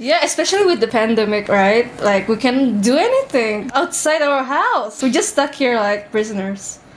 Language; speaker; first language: English; early bilingual, other home language; Indonesian